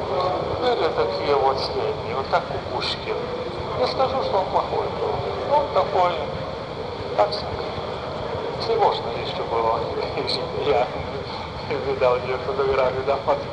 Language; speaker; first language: Russian; non-native, fluent; Lithuanian